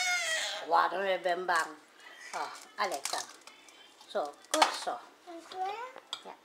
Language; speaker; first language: Dutch; non-native, learner; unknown